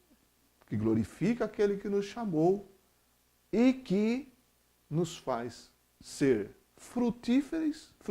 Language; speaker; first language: Portuguese; native; Portuguese